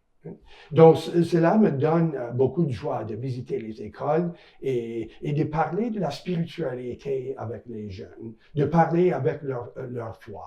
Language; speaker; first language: French; non-native, local second language; English